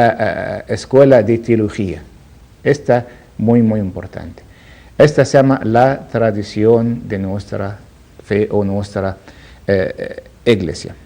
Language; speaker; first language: Spanish; non-native, learner; Arabic